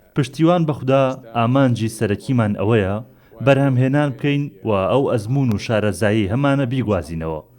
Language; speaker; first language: Central Kurdish; non-native, fluent; Arabic